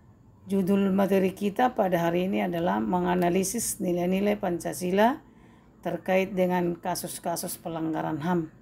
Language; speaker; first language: Indonesian; native; Indonesian